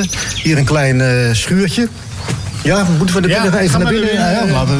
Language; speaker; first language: Dutch; native; Dutch